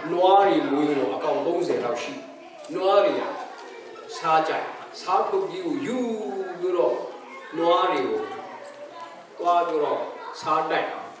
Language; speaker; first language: Burmese; non-native, local second language; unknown